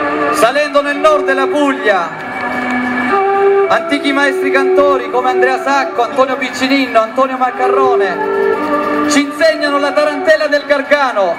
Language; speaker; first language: Italian; native; Italian